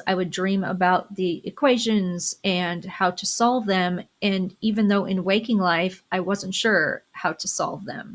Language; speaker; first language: English; native; English